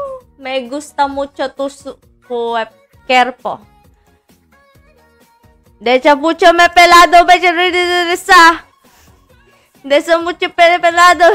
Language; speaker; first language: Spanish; non-native, learner; Filipino